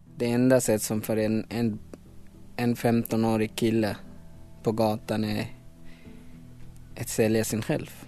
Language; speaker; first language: Swedish; non-native, learner; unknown